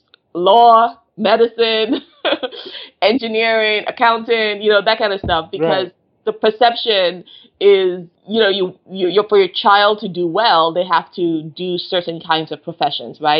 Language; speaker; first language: English; non-native, local second language; Yoruba